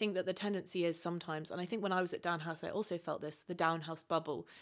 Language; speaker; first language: English; native; English